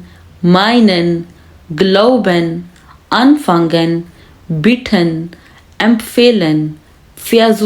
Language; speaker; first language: German; non-native, fluent; Urdu